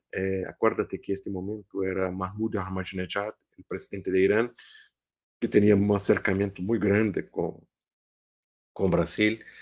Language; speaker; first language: Spanish; non-native, fluent; Portuguese